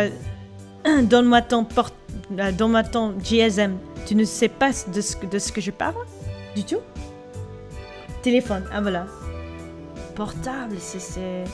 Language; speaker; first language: French; non-native, learner; Dutch